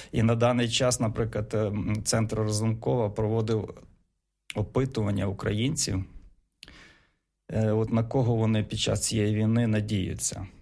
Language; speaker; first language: Ukrainian; native; Ukrainian